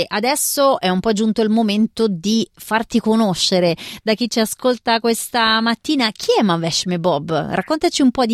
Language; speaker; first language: Italian; native; Italian